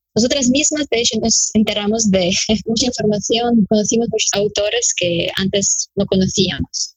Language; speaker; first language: Spanish; non-native, fluent; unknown